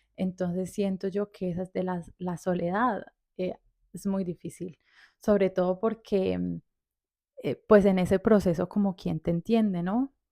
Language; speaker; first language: Spanish; native; Spanish